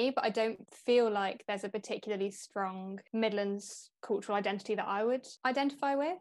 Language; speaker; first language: English; native; English